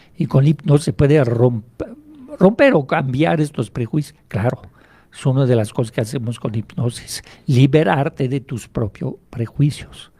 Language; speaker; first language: Spanish; non-native, fluent; French